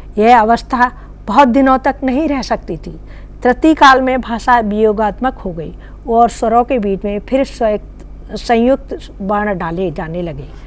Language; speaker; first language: Hindi; native; Hindi